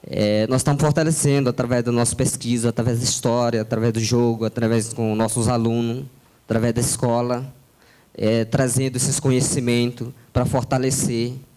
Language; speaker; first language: Portuguese; non-native, local second language; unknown